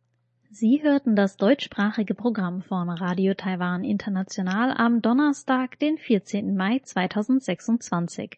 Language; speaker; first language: German; native; German